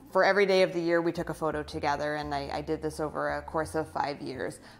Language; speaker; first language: English; native; English